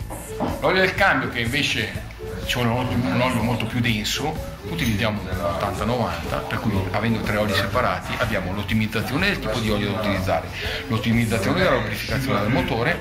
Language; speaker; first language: Italian; native; Italian